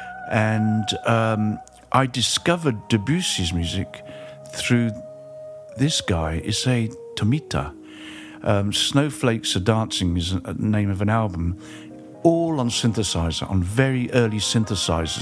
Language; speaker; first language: English; early bilingual, other home language; French